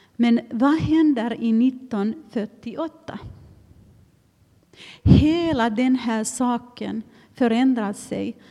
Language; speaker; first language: Swedish; non-native, fluent; Finnish